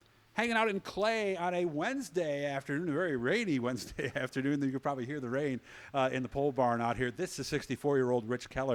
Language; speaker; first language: English; native; English